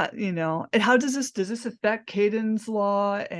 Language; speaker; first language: English; native; English